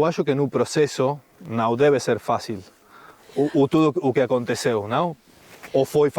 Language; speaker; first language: Portuguese; non-native, learner; Spanish